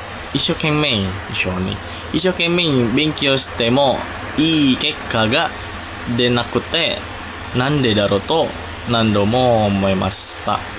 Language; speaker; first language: Japanese; non-native, learner; Indonesian